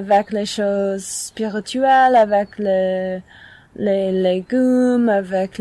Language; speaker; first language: French; non-native, learner; English